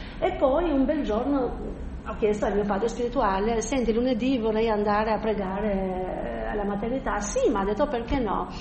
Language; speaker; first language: Italian; non-native, fluent; Albanian